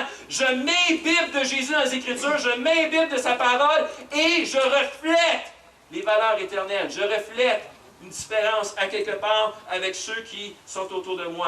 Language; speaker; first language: French; native; French